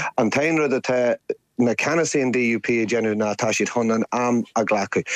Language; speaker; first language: Irish; native; Irish